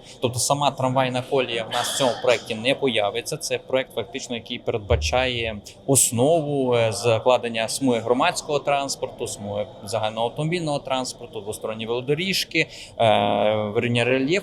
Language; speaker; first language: Ukrainian; native; Ukrainian